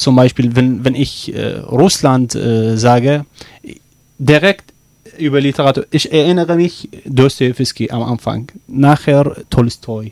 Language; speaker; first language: German; non-native, learner; Arabic